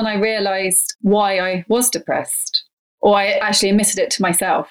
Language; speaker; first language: English; native; English